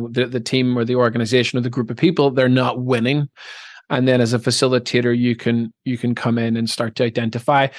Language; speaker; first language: English; native; English